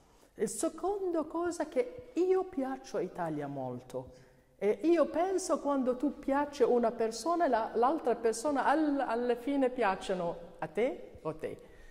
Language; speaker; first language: Italian; non-native, learner; Arabic